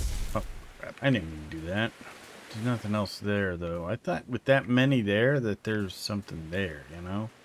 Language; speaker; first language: English; native; English